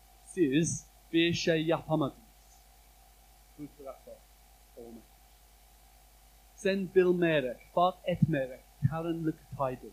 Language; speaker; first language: Turkish; non-native, fluent; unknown